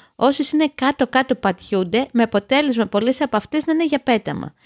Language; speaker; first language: Greek; native; Greek